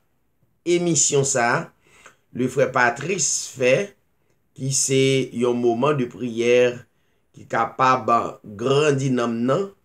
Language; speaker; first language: French; non-native, local second language; Haitian Creole